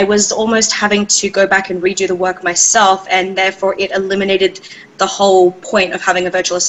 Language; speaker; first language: English; native; English